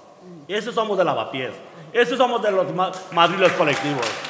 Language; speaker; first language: Spanish; non-native, learner; Bangla